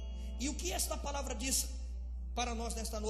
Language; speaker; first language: Portuguese; native; Portuguese